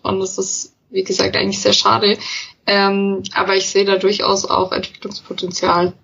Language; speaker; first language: German; native; German